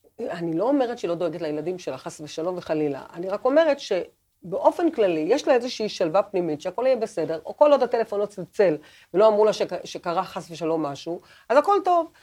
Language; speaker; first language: Hebrew; native; Hebrew